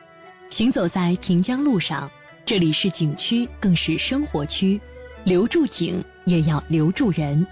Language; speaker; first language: Chinese; native; Chinese